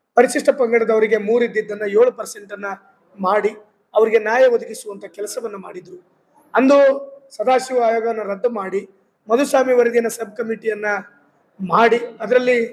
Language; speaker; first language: Kannada; non-native, local second language; Lambadi